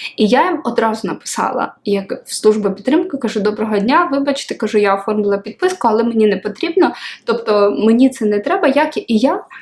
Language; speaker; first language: Ukrainian; non-native, local second language; Russian